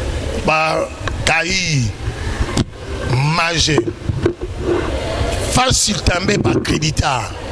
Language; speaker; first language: Portuguese; non-native, learner; Lingala